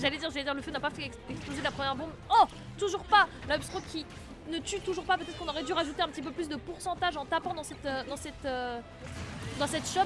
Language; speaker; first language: French; native; French